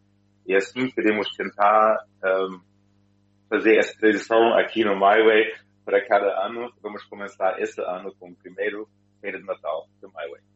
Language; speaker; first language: Portuguese; non-native, fluent; German